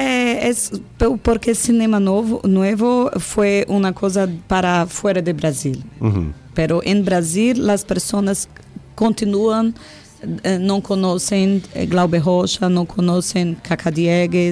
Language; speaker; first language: Spanish; non-native, learner; Portuguese